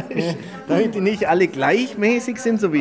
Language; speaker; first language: German; native; German